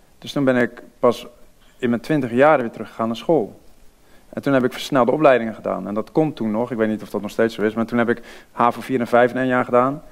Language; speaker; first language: Dutch; native; Dutch